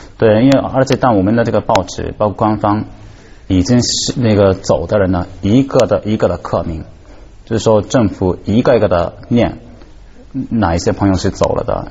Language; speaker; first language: Chinese; non-native, fluent; Japanese